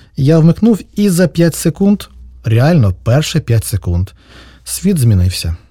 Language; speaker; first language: Ukrainian; native; Ukrainian